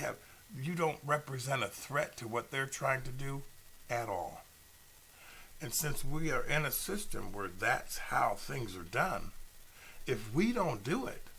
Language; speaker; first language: English; native; English